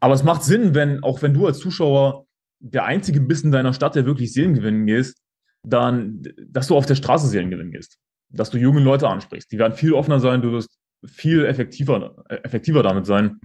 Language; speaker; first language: German; native; German